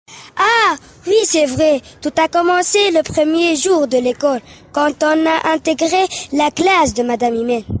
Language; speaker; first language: French; non-native, learner; Arabic